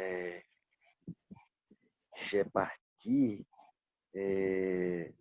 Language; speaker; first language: French; non-native, learner; Portuguese